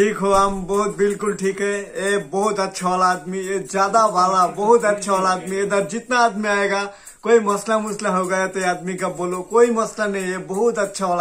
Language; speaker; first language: Hindi; non-native, learner; Bangla